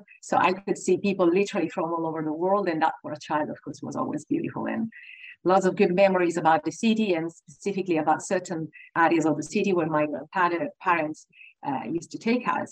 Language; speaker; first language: English; non-native, fluent; Italian